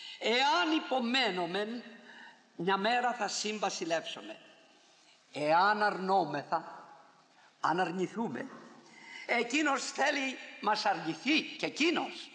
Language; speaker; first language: Greek; native; Greek